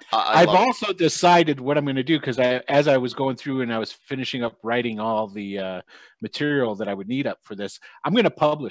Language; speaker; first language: English; native; English